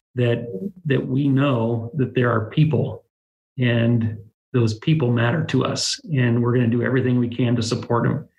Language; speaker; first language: English; native; English